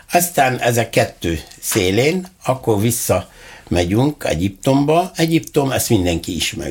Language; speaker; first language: Hungarian; non-native, fluent; Arabic